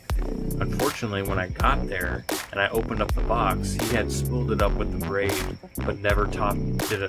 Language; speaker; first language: English; native; English